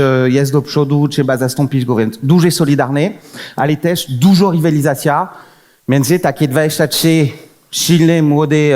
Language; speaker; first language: Polish; non-native, fluent; French